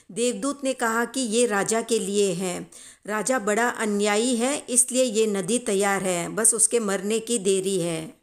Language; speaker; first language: Hindi; native; Hindi